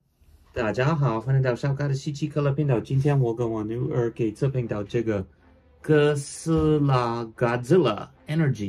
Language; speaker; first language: Chinese; non-native, fluent; English